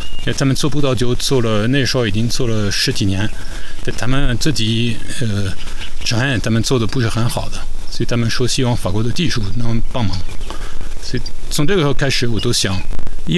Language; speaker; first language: Chinese; non-native, fluent; French